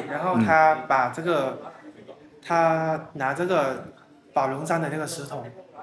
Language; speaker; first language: Chinese; early bilingual, heritage; Chinese